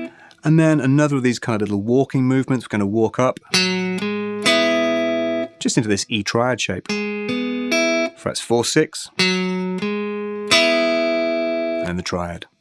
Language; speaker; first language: English; native; English